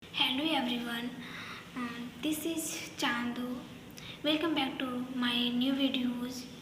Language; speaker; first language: English; non-native, learner; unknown